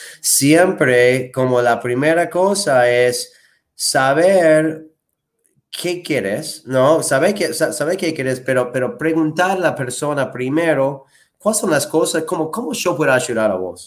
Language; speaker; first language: Spanish; non-native, fluent; English